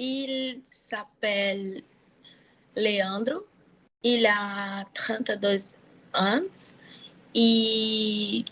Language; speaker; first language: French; non-native, learner; Portuguese